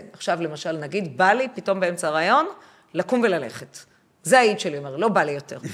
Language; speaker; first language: Hebrew; native; Hebrew